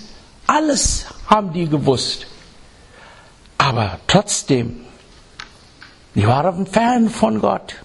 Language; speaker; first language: German; non-native, learner; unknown